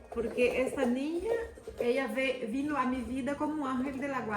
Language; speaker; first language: Spanish; non-native, fluent; Portuguese